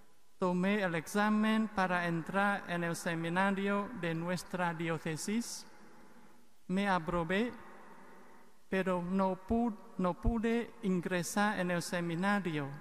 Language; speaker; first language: Spanish; non-native, fluent; Vietnamese